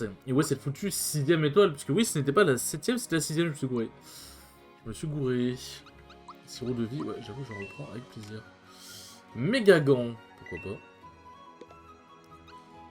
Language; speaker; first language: French; native; French